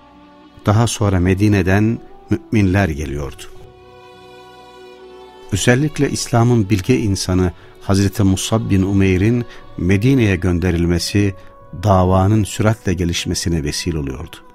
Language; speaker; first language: Turkish; native; Turkish